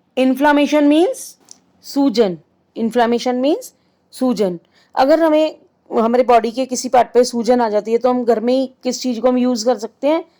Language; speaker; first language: Hindi; native; Hindi